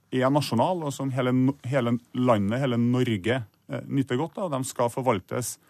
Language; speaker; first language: Norwegian; native; Norwegian